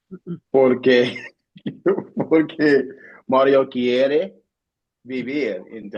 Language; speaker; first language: Spanish; non-native, learner; English